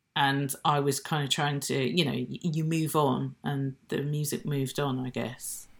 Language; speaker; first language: English; native; English